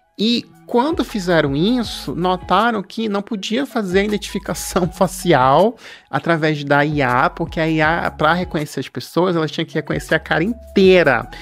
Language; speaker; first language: Portuguese; native; Portuguese